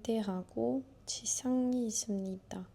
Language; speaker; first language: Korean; non-native, learner; French